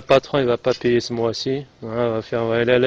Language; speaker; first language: French; native; French